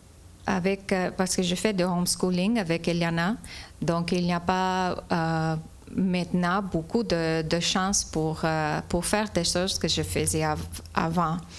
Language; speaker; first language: French; non-native, fluent; English